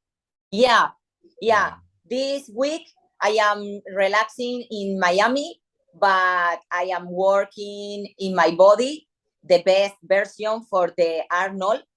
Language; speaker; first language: English; non-native, learner; Spanish